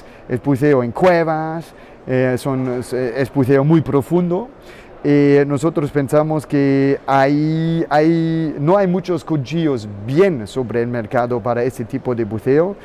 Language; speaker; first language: Spanish; non-native, learner; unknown